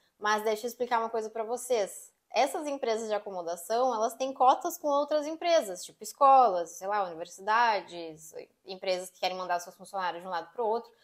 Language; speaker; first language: Portuguese; native; Portuguese